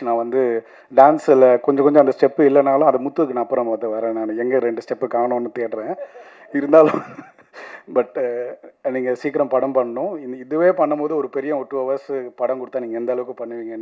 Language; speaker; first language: Tamil; native; Tamil